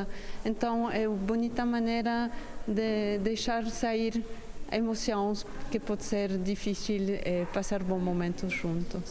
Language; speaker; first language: Portuguese; non-native, learner; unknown